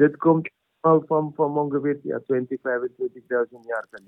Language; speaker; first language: Dutch; non-native, fluent; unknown